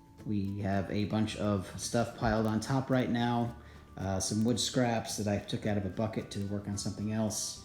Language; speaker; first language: English; native; English